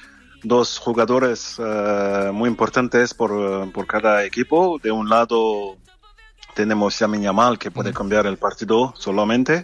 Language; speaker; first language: Spanish; non-native, fluent; French